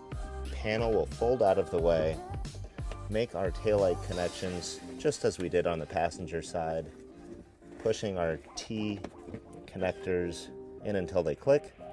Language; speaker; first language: English; native; English